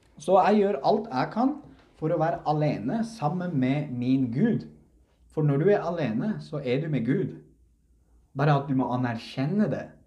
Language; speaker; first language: Norwegian; early bilingual, other home language; Uzbek